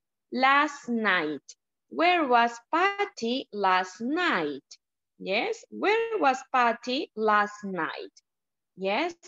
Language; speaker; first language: English; non-native, learner; Spanish